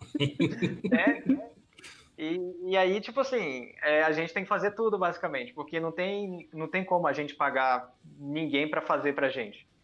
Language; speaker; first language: Portuguese; early bilingual, heritage; Portuguese